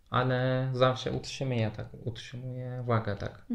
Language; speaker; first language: Polish; non-native, learner; Turkish